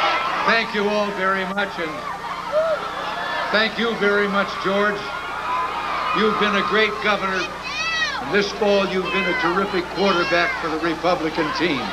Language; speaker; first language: English; native; English